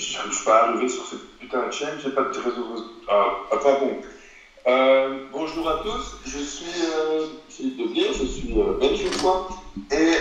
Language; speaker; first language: French; native; French